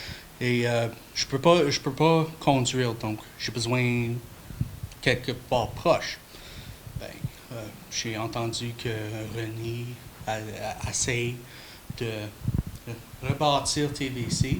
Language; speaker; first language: French; non-native, local second language; English